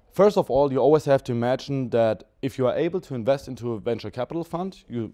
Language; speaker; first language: English; non-native, fluent; German